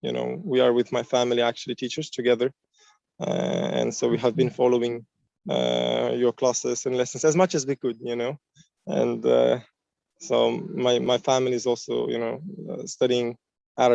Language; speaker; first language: English; non-native, fluent; Uzbek